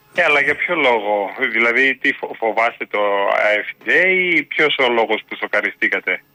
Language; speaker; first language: Greek; native; Greek